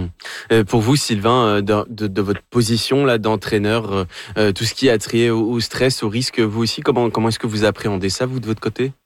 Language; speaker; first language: French; native; French